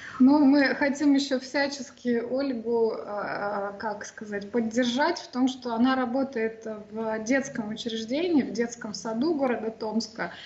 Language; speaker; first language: Russian; native; Russian